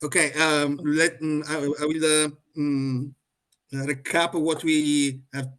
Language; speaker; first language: English; non-native, fluent; Italian